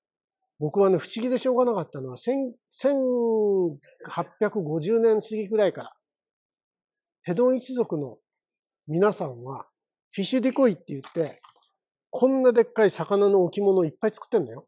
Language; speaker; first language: Japanese; native; Japanese